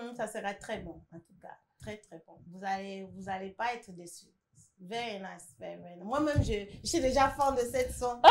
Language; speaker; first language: French; non-native, fluent; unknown